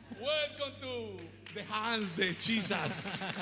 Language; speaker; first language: English; non-native, learner; Spanish